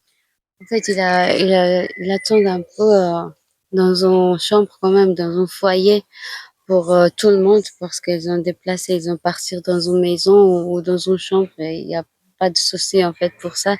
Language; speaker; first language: French; non-native, fluent; Georgian